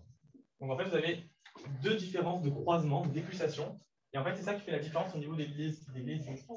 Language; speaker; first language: French; native; French